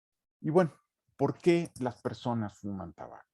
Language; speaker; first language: Spanish; native; Spanish